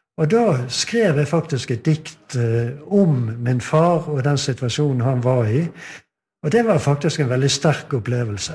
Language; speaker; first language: Norwegian; native; Norwegian